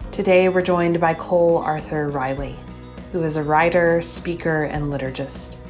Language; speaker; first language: English; native; English